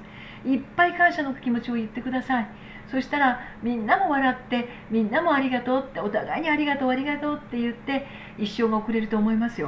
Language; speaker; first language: Japanese; native; Japanese